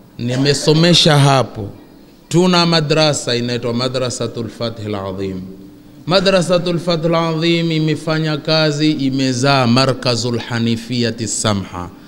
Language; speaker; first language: Swahili; native; Swahili